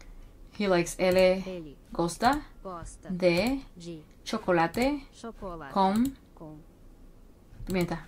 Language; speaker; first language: Portuguese; non-native, learner; English